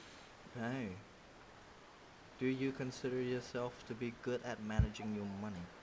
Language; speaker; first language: English; non-native, fluent; Vietnamese